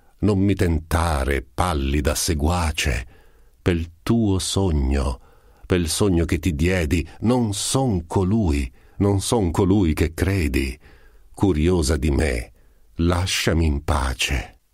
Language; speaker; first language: Italian; native; Italian